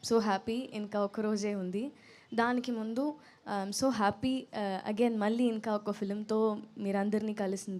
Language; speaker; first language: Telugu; non-native, learner; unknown